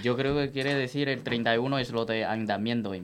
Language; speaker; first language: Spanish; non-native, fluent; Chinese